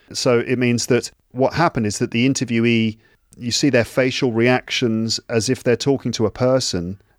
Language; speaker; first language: English; native; English